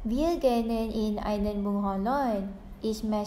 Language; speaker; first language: German; non-native, learner; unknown